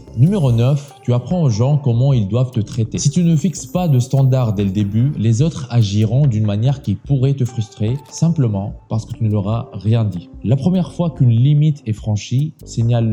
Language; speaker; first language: French; native; French